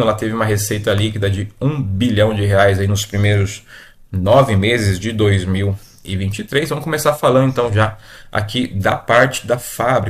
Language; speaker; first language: Portuguese; native; Portuguese